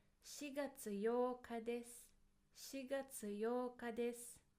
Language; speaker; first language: Japanese; non-native, fluent; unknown